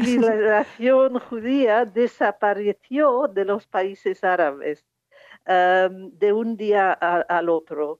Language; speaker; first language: Spanish; non-native, fluent; English